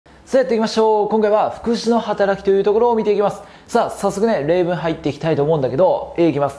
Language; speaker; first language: Japanese; native; Japanese